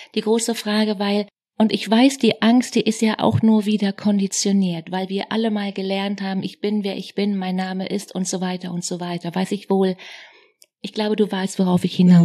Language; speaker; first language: German; native; German